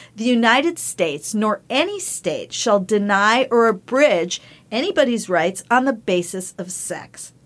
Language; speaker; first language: English; early bilingual, other home language; Spanish